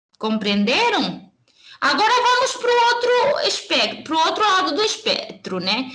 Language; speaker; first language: Portuguese; early bilingual, heritage; Spanish